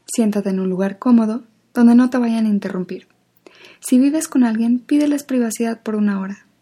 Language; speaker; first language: Spanish; native; Spanish